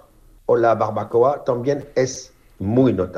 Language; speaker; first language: Spanish; non-native, learner; French